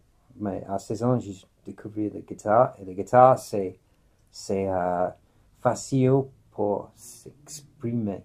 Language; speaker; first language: French; non-native, fluent; English